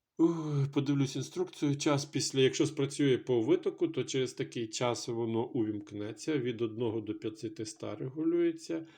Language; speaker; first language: Ukrainian; non-native, local second language; Russian